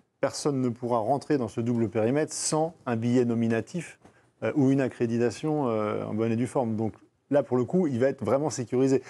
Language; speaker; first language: French; native; French